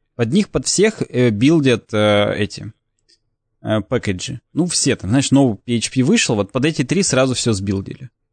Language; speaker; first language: Russian; native; Russian